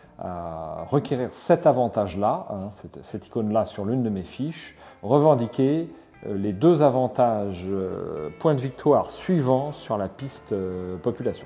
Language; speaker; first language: French; native; French